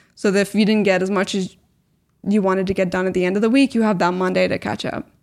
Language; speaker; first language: English; native; English